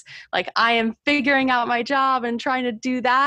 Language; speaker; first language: English; native; English